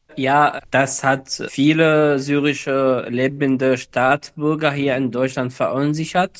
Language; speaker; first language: German; non-native, fluent; Arabic